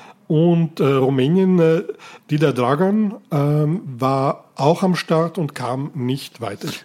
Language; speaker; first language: German; native; German